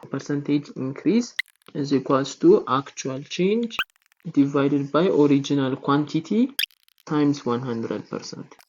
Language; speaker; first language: English; non-native, local second language; Amharic